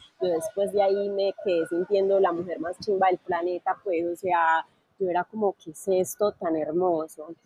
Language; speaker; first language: Spanish; native; Spanish